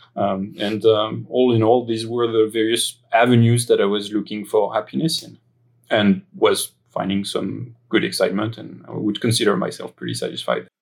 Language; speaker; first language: English; non-native, fluent; French